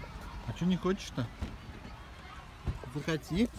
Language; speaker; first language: Russian; native; Russian